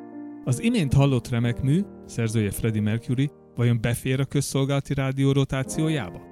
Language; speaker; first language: Hungarian; native; Hungarian